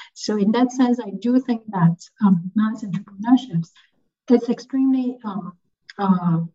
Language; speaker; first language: English; non-native, local second language; Cantonese